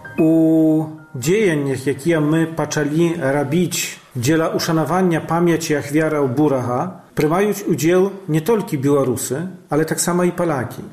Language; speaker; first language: Belarusian; early bilingual, heritage; Belarusian